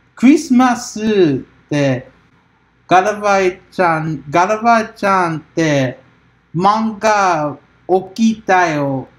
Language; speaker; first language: Japanese; non-native, learner; English